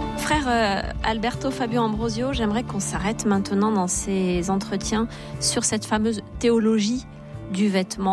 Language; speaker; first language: French; native; French